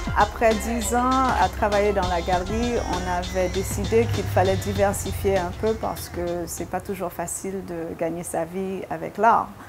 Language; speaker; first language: French; early bilingual, heritage; French